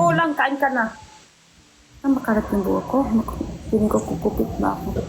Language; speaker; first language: Filipino; non-native, learner; Chinese